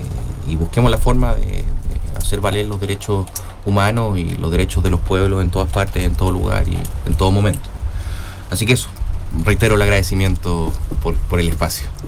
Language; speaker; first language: Spanish; native; Spanish